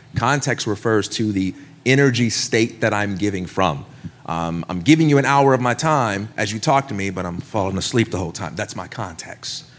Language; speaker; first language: English; native; English